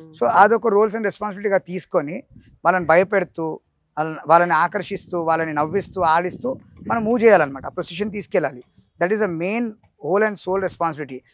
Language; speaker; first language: Telugu; non-native, local second language; Tamil